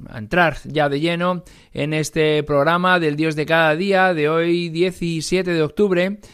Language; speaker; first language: Spanish; native; Spanish